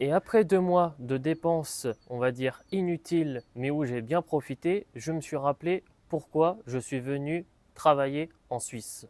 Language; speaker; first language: French; native; French